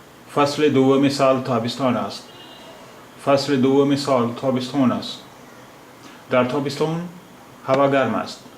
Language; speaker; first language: Persian; non-native, fluent; Urdu